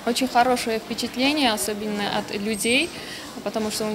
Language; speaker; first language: Russian; non-native, fluent; Armenian